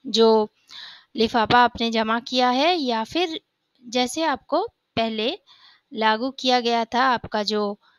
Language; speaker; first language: Hindi; native; Hindi